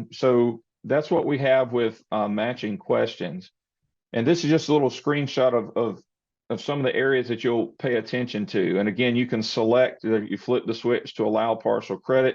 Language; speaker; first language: English; native; English